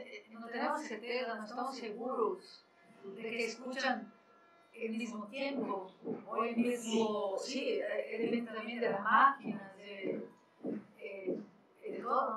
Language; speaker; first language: Spanish; non-native, fluent; Portuguese